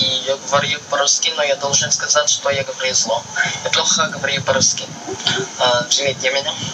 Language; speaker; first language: Russian; non-native, learner; Filipino